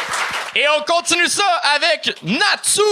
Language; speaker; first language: French; native; French